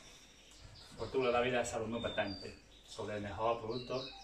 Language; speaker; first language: Spanish; non-native, learner; Chinese